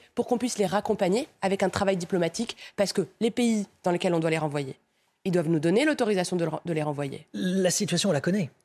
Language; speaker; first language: French; native; French